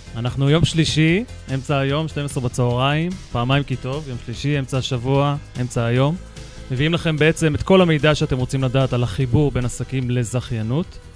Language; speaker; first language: Hebrew; native; Hebrew